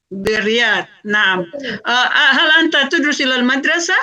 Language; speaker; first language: Arabic; non-native, fluent; Indonesian